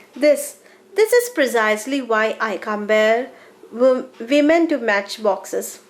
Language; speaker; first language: English; non-native, local second language; Malayalam